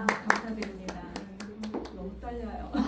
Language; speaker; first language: Korean; native; Korean